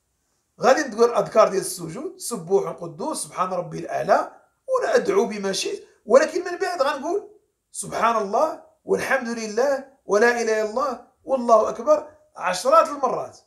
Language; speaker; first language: Arabic; native; Arabic